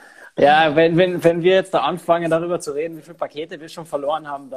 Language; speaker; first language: German; native; German